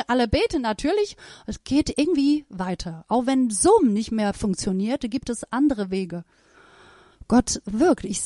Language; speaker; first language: German; non-native, fluent; Persian